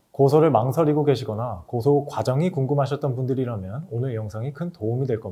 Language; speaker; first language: Korean; native; Korean